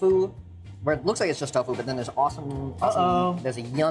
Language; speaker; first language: English; native; English